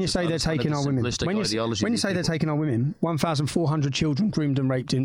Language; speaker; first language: English; native; English